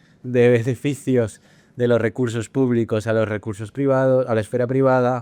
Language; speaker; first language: Spanish; native; Spanish